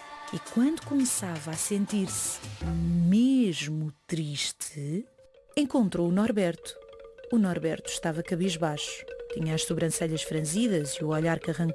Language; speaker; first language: Portuguese; native; Portuguese